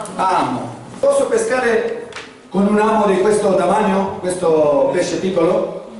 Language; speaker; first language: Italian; non-native, fluent; Spanish